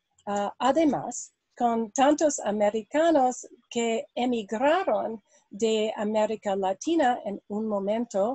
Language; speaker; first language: Spanish; non-native, learner; English